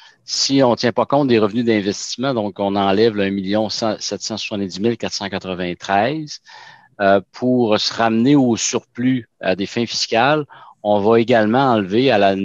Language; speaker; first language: French; native; French